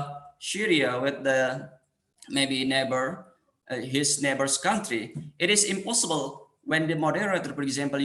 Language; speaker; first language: English; non-native, fluent; Indonesian